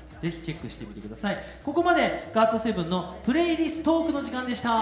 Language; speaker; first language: Japanese; native; Japanese